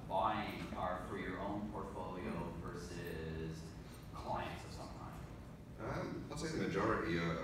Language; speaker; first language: English; native; English